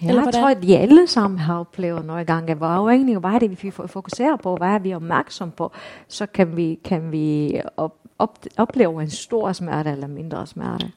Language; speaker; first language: Danish; non-native, fluent; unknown